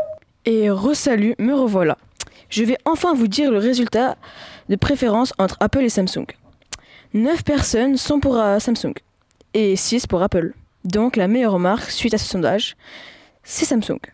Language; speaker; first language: French; native; French